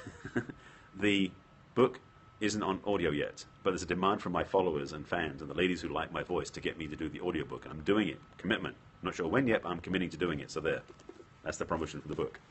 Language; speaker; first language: English; native; English